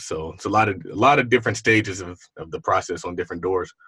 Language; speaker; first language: English; native; English